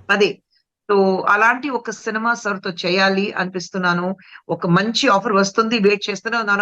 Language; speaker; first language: Telugu; non-native, fluent; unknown